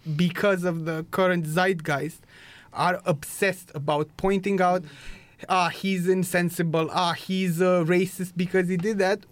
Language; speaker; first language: English; non-native, fluent; Romanian